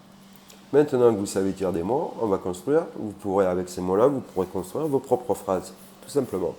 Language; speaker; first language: French; native; French